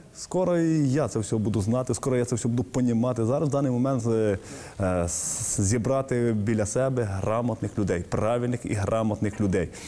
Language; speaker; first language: Ukrainian; native; Ukrainian